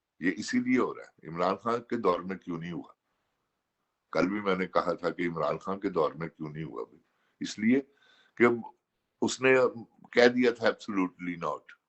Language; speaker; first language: Urdu; non-native, local second language; Punjabi